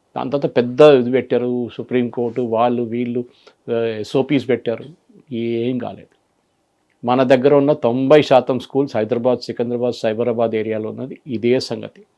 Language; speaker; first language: Telugu; non-native, fluent; Malayalam